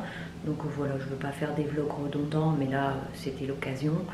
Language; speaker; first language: French; native; French